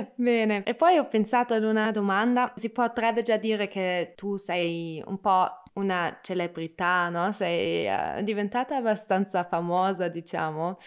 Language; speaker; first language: Italian; non-native, local second language; German